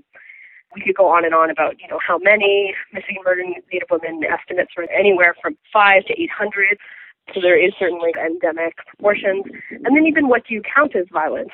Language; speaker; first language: English; native; English